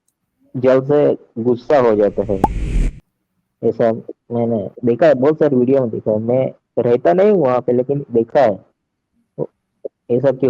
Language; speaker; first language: Hindi; native; Hindi